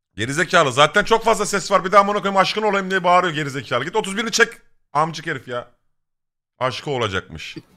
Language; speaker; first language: Turkish; native; Turkish